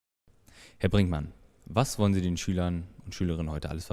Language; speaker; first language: German; native; German